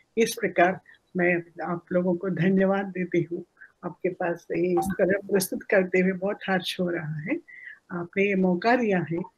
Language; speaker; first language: Hindi; non-native, local second language; Telugu